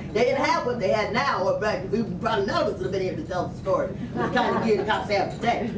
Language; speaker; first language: English; native; English